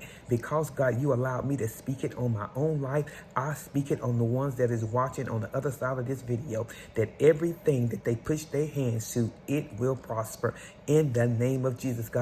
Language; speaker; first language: English; native; English